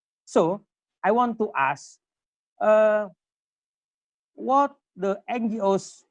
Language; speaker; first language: English; non-native, local second language; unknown